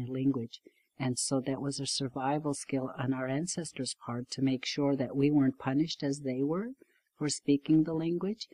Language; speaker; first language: English; non-native, fluent; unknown